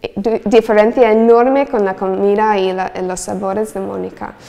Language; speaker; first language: Spanish; non-native, learner; English